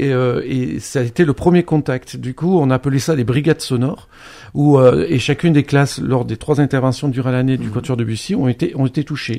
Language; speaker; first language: French; native; French